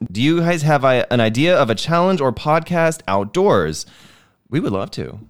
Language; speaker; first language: English; native; English